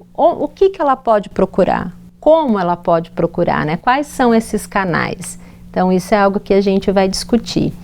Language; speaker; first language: Portuguese; native; Portuguese